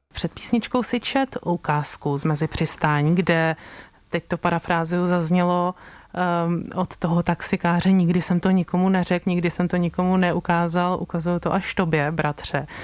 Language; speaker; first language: Czech; native; Czech